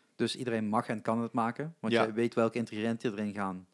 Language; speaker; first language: Dutch; native; Dutch